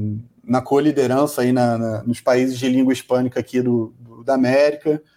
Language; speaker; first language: Portuguese; native; Portuguese